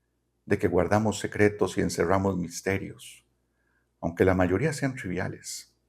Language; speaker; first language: Spanish; native; Spanish